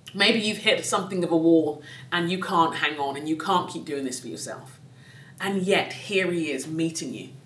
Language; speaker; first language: English; native; English